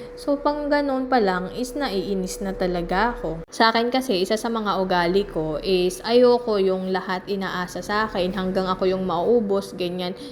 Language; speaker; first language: Filipino; native; Filipino